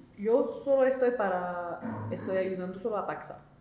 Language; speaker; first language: Spanish; non-native, fluent; English